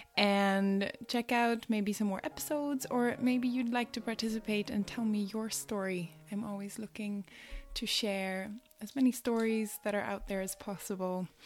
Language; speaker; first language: English; non-native, fluent; Swedish